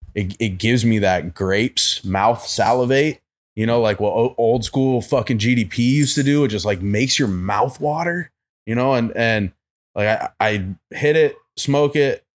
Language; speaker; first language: English; native; English